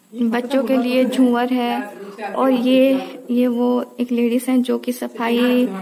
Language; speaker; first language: Hindi; non-native, local second language; Odia